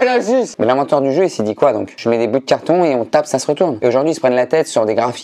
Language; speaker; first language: French; native; French